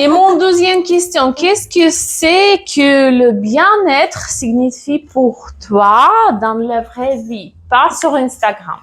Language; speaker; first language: French; non-native, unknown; Russian